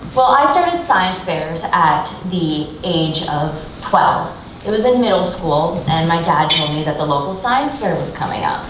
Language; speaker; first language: English; native; English